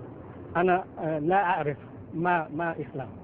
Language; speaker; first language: Arabic; non-native, learner; Filipino